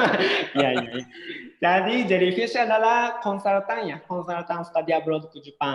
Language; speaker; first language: Indonesian; non-native, fluent; Japanese